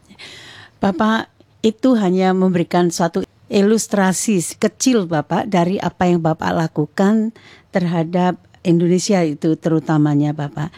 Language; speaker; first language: Indonesian; native; Indonesian